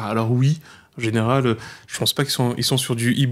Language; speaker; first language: French; native; French